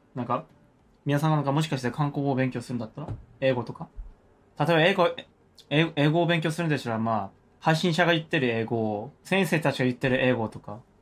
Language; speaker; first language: Japanese; non-native, fluent; Korean